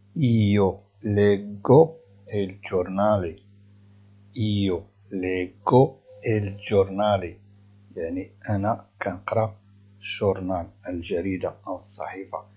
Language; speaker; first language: Italian; non-native, fluent; Arabic